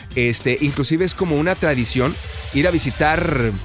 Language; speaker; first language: Spanish; native; Spanish